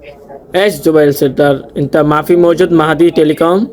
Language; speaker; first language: Arabic; non-native, learner; Bangla